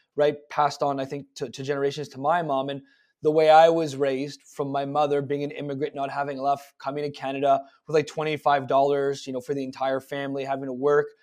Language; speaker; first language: English; native; English